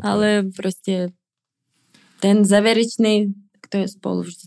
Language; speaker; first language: Czech; non-native, fluent; Russian